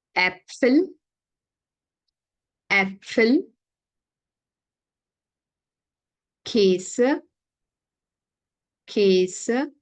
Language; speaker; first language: German; non-native, fluent; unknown